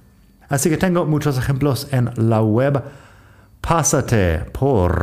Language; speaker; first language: Spanish; non-native, fluent; English